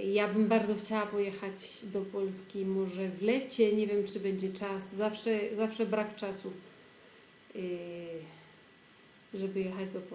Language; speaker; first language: Polish; early bilingual, heritage; Polish